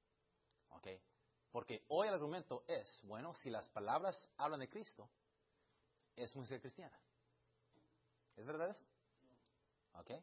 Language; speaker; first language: Spanish; early bilingual, heritage; Spanish